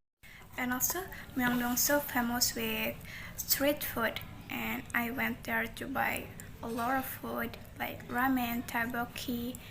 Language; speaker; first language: English; non-native, learner; Indonesian